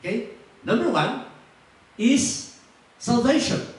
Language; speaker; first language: English; non-native, local second language; Filipino